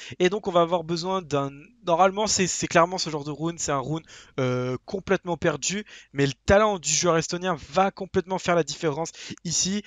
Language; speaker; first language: French; native; French